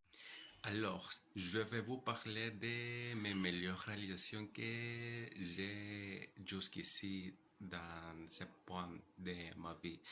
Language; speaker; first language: French; non-native, learner; Spanish